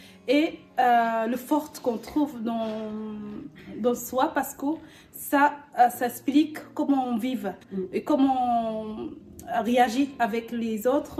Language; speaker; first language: French; non-native, learner; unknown